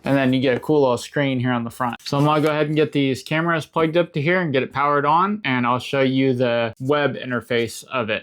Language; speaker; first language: English; native; English